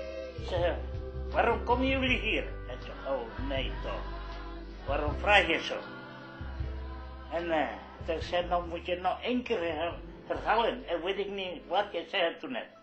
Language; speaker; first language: Dutch; non-native, learner; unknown